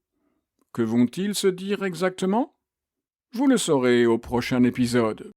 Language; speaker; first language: French; native; French